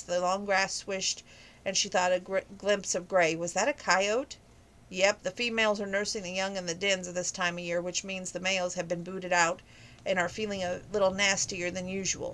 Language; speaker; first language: English; native; English